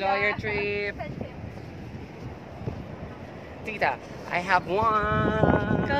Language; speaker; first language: English; non-native, fluent; Filipino